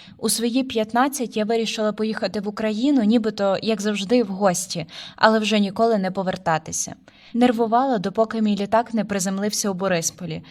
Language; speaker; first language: Ukrainian; early bilingual, heritage; Ukrainian